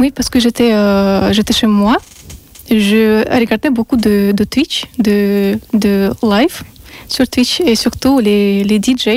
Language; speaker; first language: French; non-native, learner; Russian